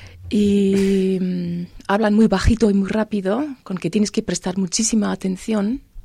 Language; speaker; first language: Spanish; non-native, fluent; German